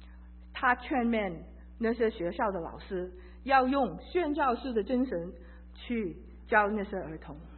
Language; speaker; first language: Chinese; early bilingual, heritage; Chinese